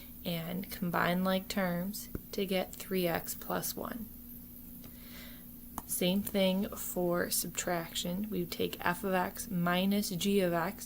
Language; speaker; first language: English; native; English